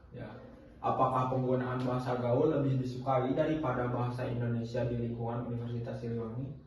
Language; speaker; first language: Indonesian; non-native, local second language; Sundanese